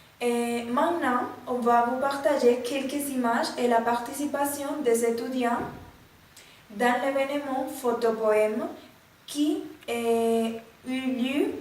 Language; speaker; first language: French; non-native, learner; Spanish